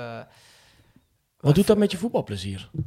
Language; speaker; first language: Dutch; native; Dutch